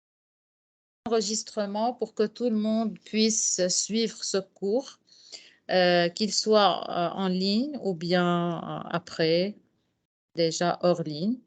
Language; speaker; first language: French; non-native, local second language; Arabic